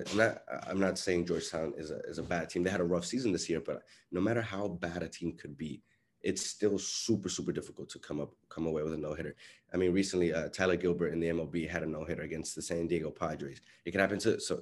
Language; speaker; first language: English; non-native, fluent; Spanish